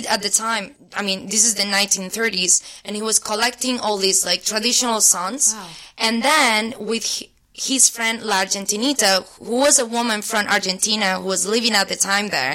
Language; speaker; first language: English; non-native, fluent; Spanish